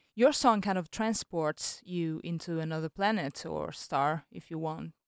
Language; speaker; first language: English; non-native, fluent; Italian